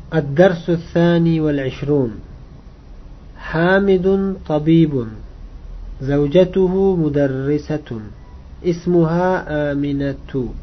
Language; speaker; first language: Arabic; non-native, fluent; Uzbek